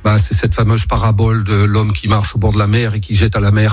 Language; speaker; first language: French; native; French